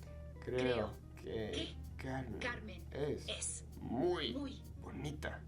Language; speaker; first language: Spanish; non-native, fluent; English